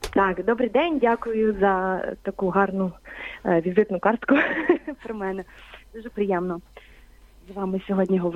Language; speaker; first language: Ukrainian; native; Ukrainian